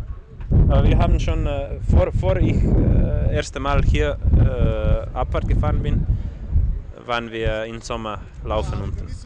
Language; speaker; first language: German; non-native, fluent; Croatian